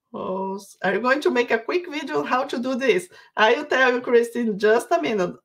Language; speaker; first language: English; non-native, fluent; Portuguese